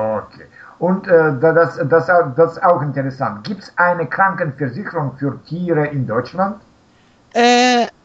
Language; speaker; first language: German; non-native, learner; Russian